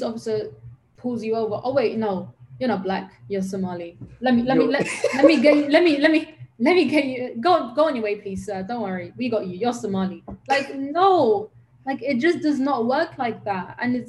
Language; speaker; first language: English; native; English